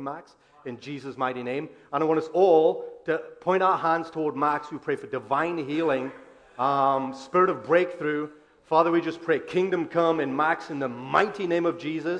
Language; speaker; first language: English; native; English